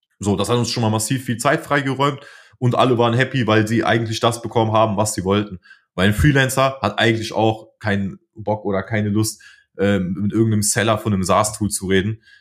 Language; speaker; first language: German; early bilingual, other home language; Polish